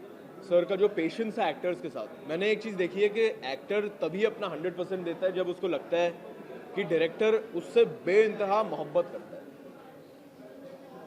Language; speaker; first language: Hindi; native; Hindi